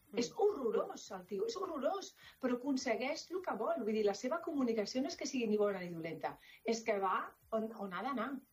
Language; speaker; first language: Catalan; non-native, local second language; Spanish